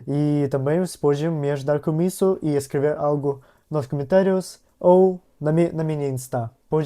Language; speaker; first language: Portuguese; non-native, learner; Russian